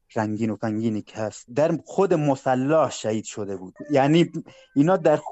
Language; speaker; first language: Persian; non-native, local second language; Baluchi